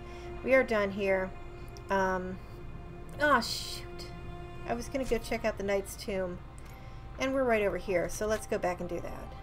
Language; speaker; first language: English; native; English